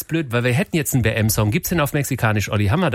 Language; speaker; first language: German; native; German